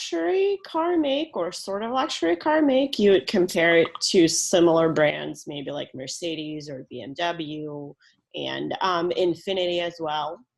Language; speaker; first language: English; non-native, fluent; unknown